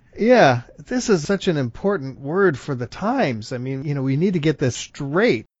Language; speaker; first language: English; native; English